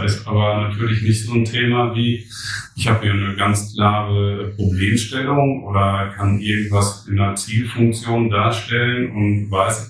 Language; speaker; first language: German; native; German